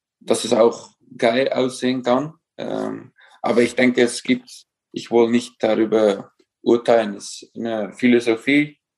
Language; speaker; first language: German; non-native, fluent; Dutch